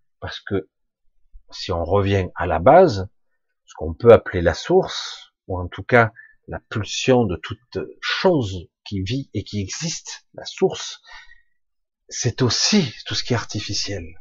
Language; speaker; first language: French; native; French